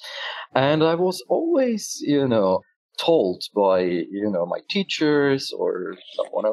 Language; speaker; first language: English; non-native, fluent; Russian